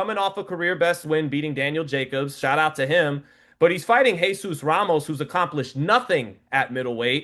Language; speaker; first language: English; native; English